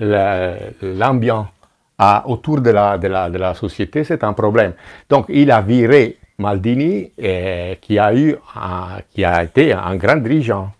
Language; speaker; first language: French; non-native, fluent; Italian